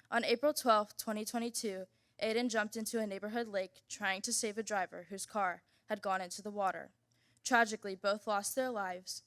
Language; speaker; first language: English; native; English